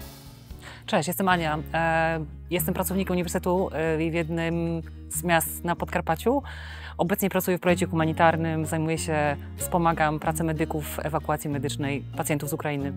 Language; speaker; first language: Polish; native; Polish